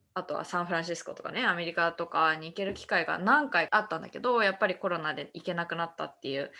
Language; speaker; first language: Japanese; early bilingual, heritage; Japanese